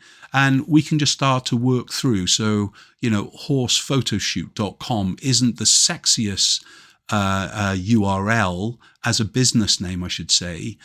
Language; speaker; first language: English; native; English